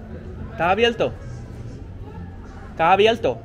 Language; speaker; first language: Spanish; non-native, learner; English